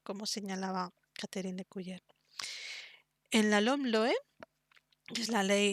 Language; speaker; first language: Spanish; native; Spanish